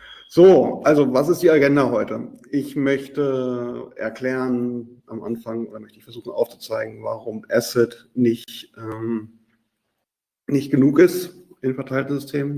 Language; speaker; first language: German; native; German